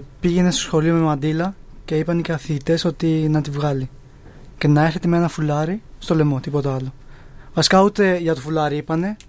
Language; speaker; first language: Greek; early bilingual, other home language; Urdu